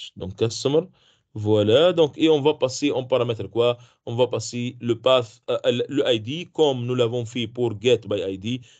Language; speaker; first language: French; non-native, local second language; Arabic